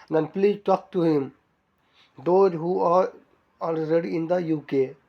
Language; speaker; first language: English; non-native, local second language; Nepali